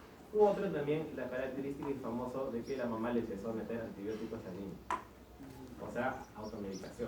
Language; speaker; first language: Spanish; native; Spanish